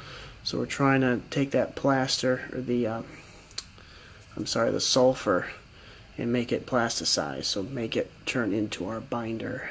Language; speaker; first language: English; native; English